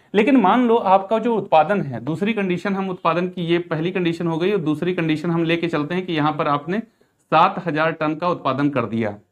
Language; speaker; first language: Hindi; native; Hindi